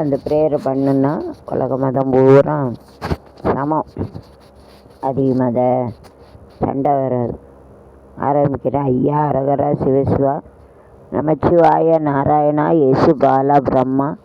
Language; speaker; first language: Tamil; native; Tamil